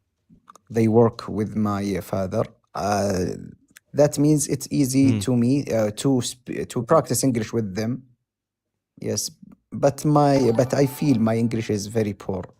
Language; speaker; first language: English; non-native, learner; Arabic